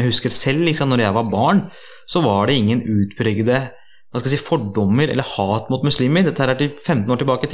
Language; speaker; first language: Norwegian; early bilingual, other home language; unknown